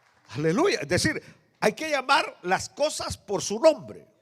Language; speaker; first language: Spanish; native; Spanish